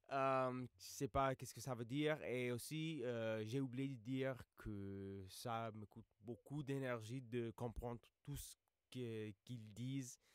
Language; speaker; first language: French; non-native, fluent; English